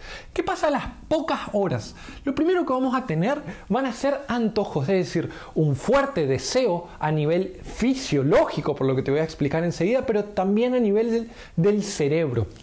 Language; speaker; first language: Spanish; native; Spanish